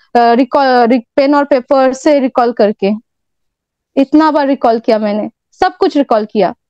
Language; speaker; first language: Hindi; non-native, local second language; Bangla